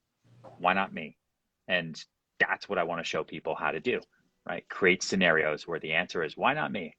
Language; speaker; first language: English; native; English